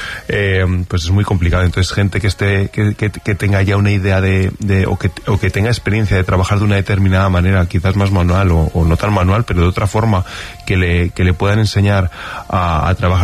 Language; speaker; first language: Spanish; native; Spanish